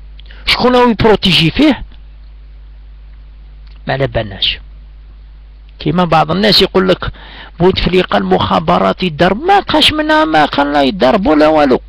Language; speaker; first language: Arabic; native; Arabic